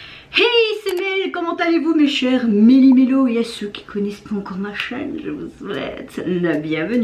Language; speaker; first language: French; native; French